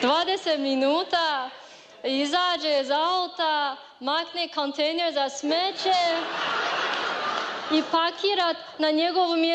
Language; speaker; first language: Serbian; non-native, learner; Chinese